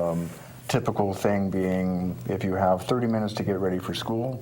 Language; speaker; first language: English; native; English